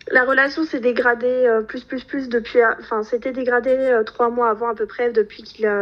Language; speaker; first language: French; native; French